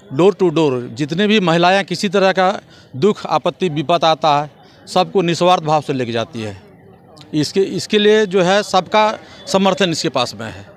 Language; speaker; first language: Hindi; native; Hindi